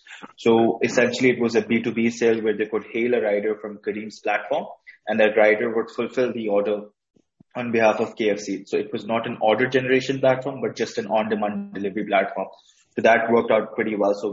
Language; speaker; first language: English; non-native, local second language; Urdu